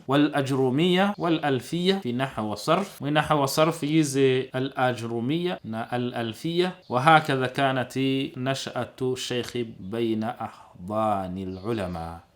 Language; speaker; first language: Arabic; non-native, fluent; Kinyarwanda